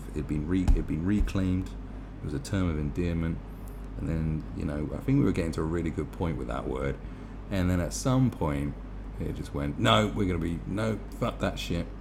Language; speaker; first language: English; native; English